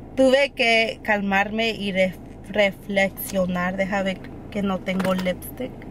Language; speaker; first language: Spanish; early bilingual, heritage; Spanish